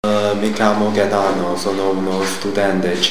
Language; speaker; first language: Italian; non-native, learner; Chinese